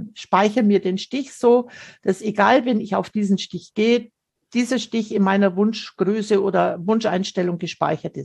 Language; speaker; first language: German; native; German